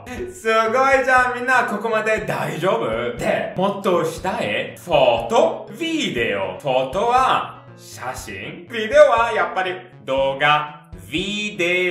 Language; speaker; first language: Japanese; non-native, fluent; Italian